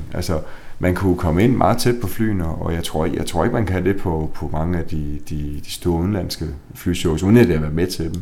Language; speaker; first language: Danish; native; Danish